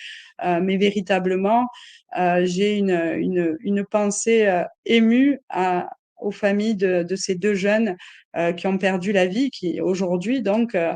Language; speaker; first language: French; native; French